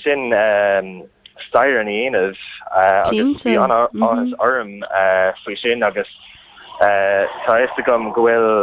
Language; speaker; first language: Irish; non-native, learner; English